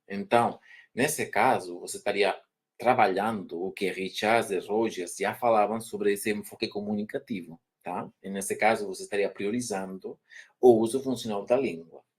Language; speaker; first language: Portuguese; non-native, fluent; Spanish